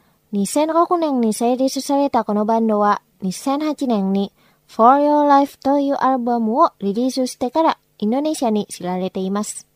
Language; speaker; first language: Japanese; non-native, fluent; Indonesian